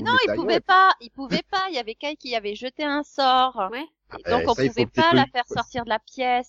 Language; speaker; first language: French; native; French